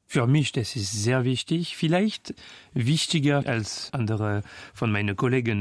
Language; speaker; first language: German; non-native, fluent; French